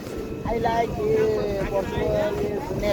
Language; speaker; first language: English; non-native, learner; Nepali